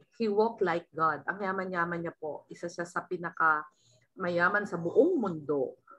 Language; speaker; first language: Filipino; native; Filipino